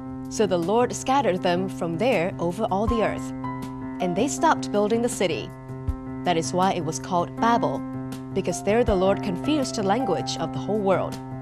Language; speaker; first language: English; non-native, local second language; Cantonese